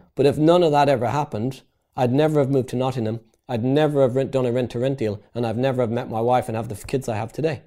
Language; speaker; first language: English; native; English